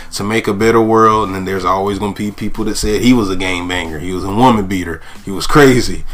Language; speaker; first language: English; native; English